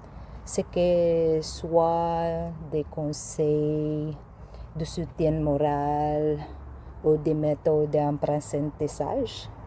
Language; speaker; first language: French; non-native, learner; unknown